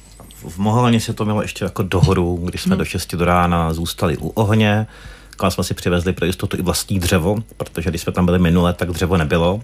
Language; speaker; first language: Czech; native; Czech